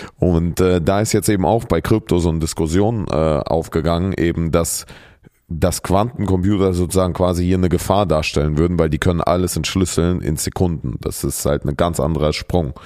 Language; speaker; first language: German; early bilingual, other home language; Russian